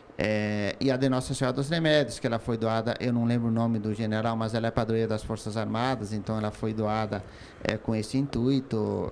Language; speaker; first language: Portuguese; native; Portuguese